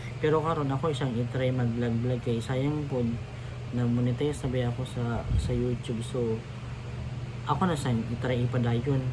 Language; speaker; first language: Cebuano; non-native, local second language; Filipino